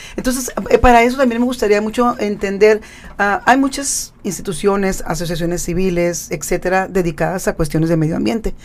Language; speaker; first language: Spanish; native; Spanish